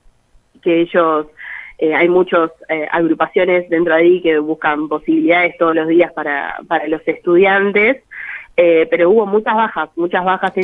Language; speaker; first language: Spanish; native; Spanish